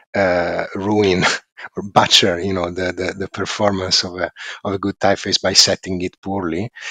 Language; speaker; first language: English; non-native, fluent; Italian